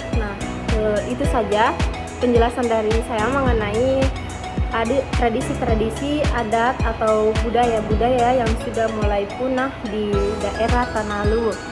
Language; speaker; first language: Indonesian; non-native, local second language; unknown